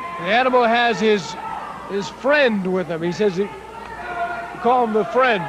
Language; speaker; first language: English; native; English